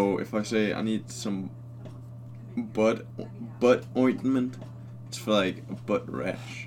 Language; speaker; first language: English; non-native, fluent; Danish